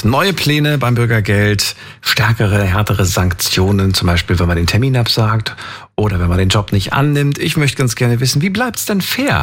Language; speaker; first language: German; native; German